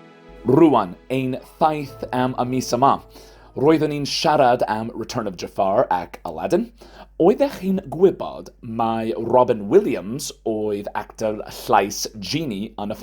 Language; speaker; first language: Welsh; non-native, fluent; English